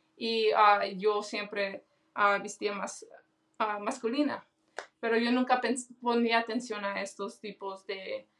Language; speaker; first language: Spanish; early bilingual, heritage; Spanish